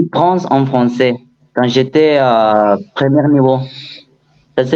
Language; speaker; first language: French; non-native, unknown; Spanish